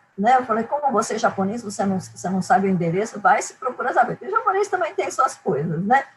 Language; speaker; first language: Portuguese; early bilingual, other home language; Japanese